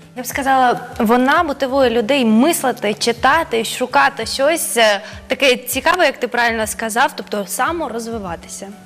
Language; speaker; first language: Ukrainian; native; Ukrainian